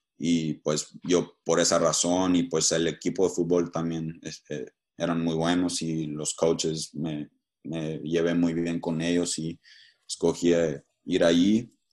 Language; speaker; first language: Spanish; early bilingual, heritage; Spanish